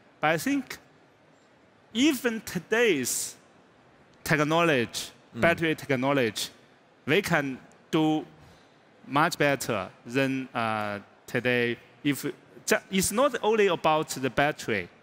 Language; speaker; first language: English; non-native, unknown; Chinese